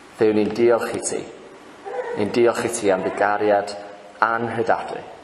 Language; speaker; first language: Welsh; native; Welsh